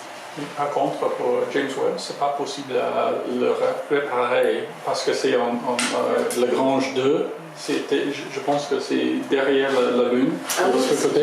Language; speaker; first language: French; non-native, fluent; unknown